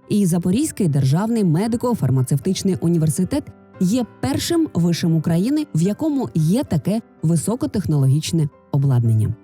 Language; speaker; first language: Ukrainian; native; Ukrainian